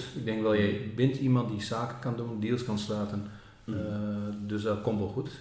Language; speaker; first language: Dutch; native; Dutch